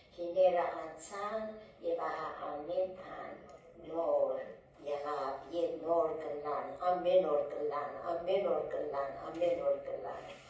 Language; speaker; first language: Armenian; early bilingual, heritage; Armenian